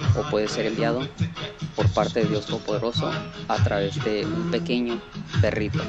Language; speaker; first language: Spanish; early bilingual, heritage; Spanish